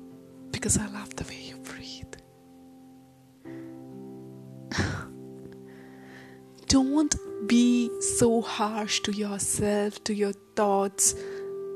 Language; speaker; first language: English; non-native, local second language; Hindi